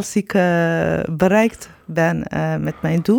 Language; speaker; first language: Dutch; non-native, fluent; Turkish